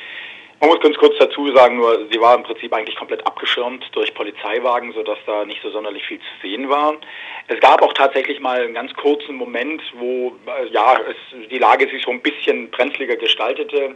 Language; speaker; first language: German; native; German